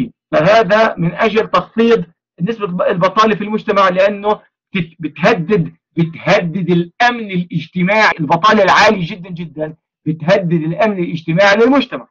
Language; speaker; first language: Arabic; native; Arabic